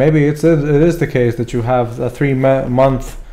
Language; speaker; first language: English; non-native, fluent; Latvian